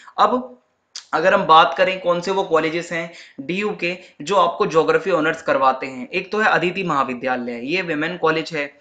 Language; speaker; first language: Hindi; native; Hindi